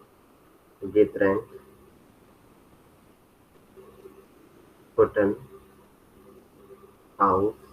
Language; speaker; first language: German; non-native, learner; Hindi